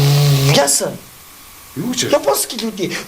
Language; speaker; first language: Russian; non-native, learner; Mongolian